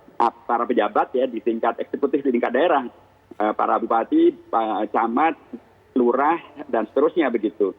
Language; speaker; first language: Indonesian; native; Indonesian